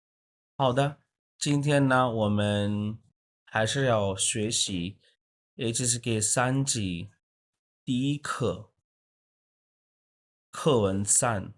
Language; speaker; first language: Chinese; non-native, fluent; Urdu